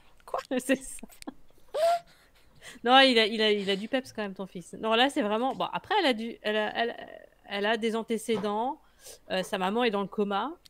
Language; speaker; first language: French; native; French